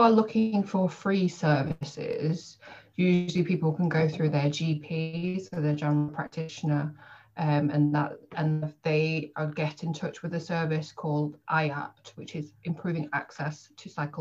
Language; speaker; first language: English; native; English